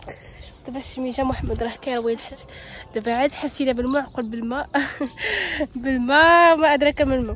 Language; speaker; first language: Arabic; native; Arabic